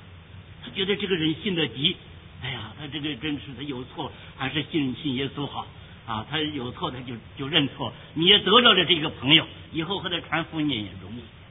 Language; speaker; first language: Chinese; native; Chinese